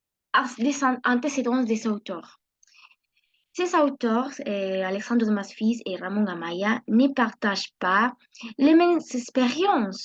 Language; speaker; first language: French; non-native, learner; Spanish